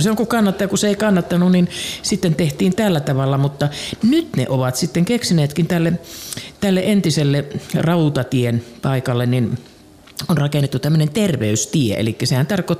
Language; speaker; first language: Finnish; native; Finnish